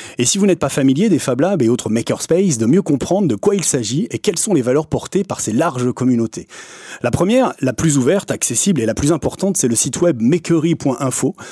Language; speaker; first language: French; native; French